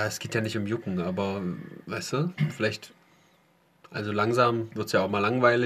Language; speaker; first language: German; native; German